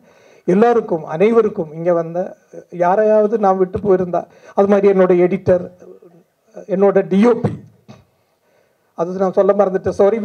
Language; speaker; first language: Tamil; non-native, fluent; Malayalam